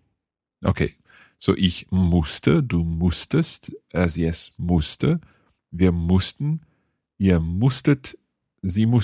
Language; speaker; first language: German; non-native, fluent; English